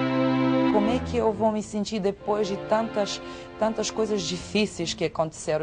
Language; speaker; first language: Portuguese; non-native, fluent; Serbian